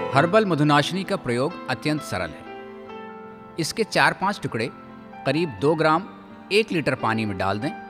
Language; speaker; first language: Hindi; native; Hindi